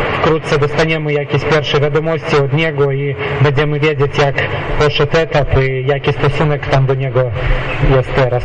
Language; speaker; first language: Polish; non-native, local second language; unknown